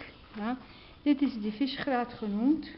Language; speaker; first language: Dutch; non-native, learner; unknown